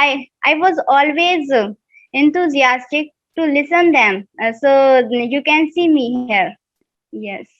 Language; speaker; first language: English; non-native, learner; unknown